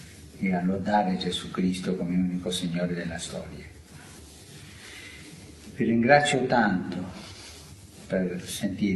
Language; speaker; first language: Italian; non-native, fluent; Spanish